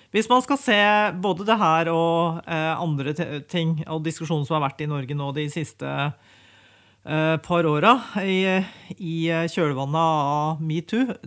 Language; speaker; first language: Norwegian; native; Norwegian